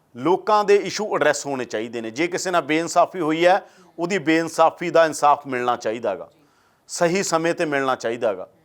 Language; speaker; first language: Punjabi; native; Punjabi